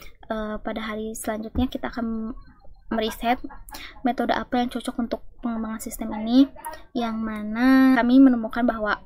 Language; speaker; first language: Indonesian; native; Indonesian